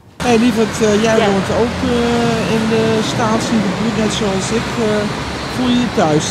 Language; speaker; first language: Dutch; native; Dutch